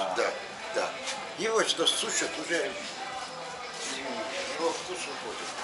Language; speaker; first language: Russian; non-native, local second language; Azerbaijani